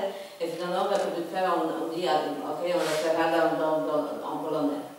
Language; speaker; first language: French; non-native, fluent; Polish